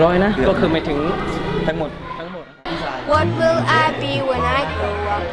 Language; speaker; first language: Thai; native; Thai